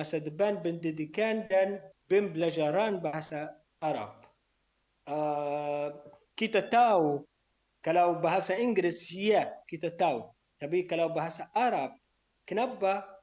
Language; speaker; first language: Indonesian; non-native, learner; Arabic